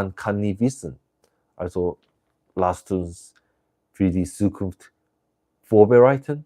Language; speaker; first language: German; non-native, learner; English